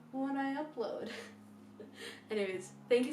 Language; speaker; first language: English; native; English